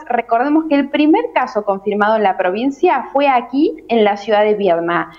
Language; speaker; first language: Spanish; native; Spanish